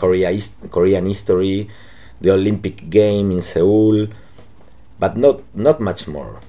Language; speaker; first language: English; non-native, local second language; Spanish